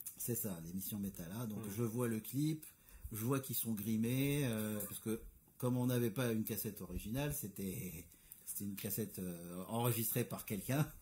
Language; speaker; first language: French; non-native, local second language; Arabic